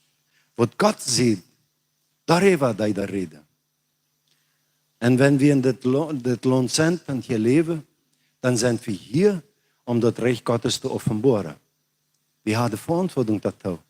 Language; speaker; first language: German; non-native, learner; Plautdietsch